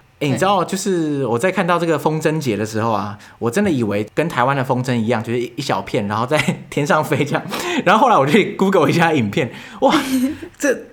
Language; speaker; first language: Chinese; native; Chinese